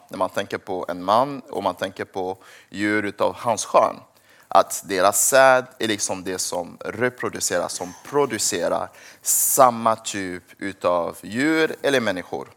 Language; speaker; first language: Swedish; early bilingual, other home language; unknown